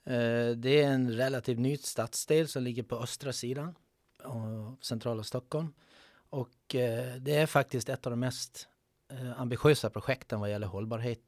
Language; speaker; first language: Swedish; native; Swedish